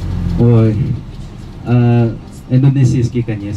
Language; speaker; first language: Russian; non-native, fluent; Balinese